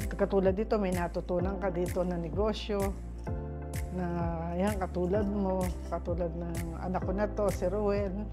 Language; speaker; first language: Filipino; native; Filipino